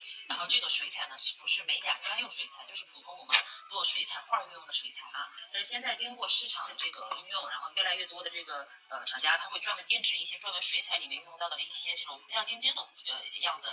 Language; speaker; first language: Chinese; native; Chinese